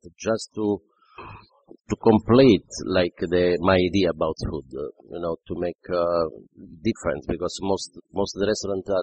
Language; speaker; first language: English; non-native, fluent; Italian